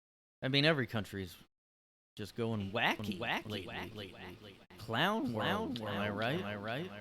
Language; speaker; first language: English; native; English